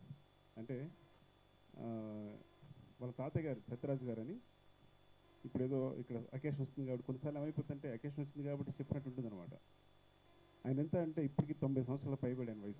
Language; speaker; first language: Telugu; native; Telugu